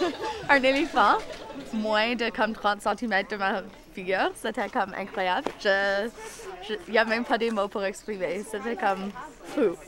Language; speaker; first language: French; non-native, local second language; English